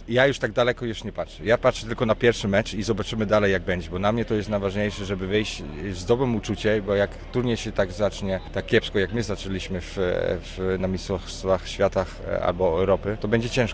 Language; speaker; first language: Polish; early bilingual, heritage; Polish